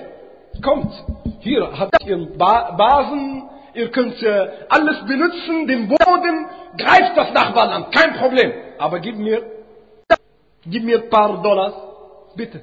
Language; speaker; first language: German; non-native, fluent; Arabic